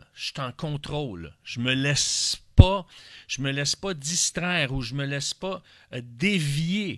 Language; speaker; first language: French; native; French